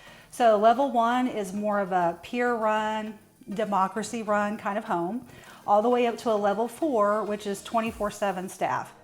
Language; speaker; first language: English; native; English